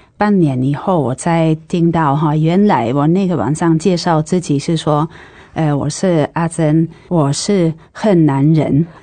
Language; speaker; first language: Chinese; non-native, fluent; Dutch